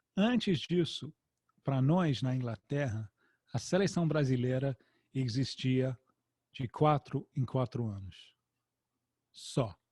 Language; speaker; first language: Portuguese; non-native, fluent; English